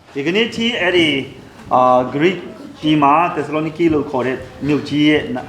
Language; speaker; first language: Burmese; non-native, local second language; Hakha Chin